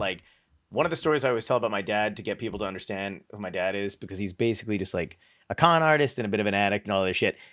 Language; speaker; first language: English; native; English